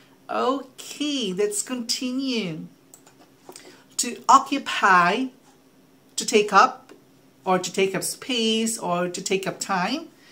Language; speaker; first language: English; non-native, local second language; Filipino